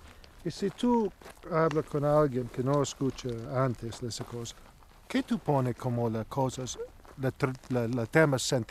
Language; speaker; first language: Spanish; non-native, learner; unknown